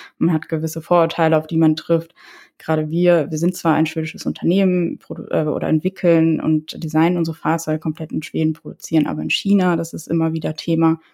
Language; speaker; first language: German; early bilingual, other home language; Polish